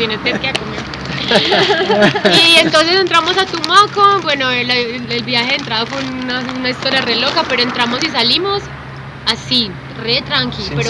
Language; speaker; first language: Spanish; native; Spanish